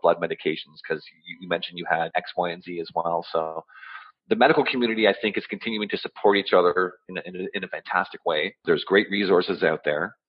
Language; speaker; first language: English; native; English